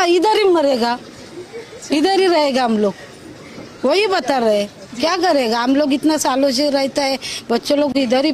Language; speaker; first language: Hindi; non-native, local second language; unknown